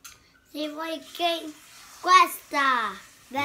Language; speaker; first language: Italian; early bilingual, other home language; Filipino